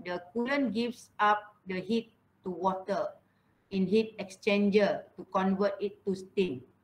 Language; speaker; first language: English; non-native, local second language; Malay